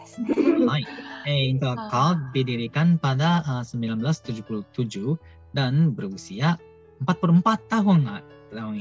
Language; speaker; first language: Indonesian; non-native, fluent; Japanese